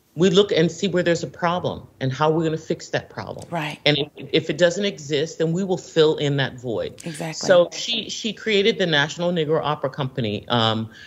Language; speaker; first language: English; native; English